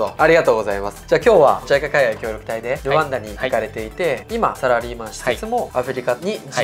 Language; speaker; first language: Japanese; native; Japanese